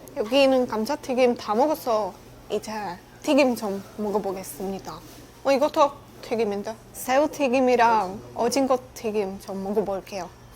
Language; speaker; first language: Korean; non-native, learner; Czech